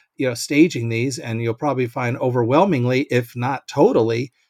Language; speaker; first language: English; native; English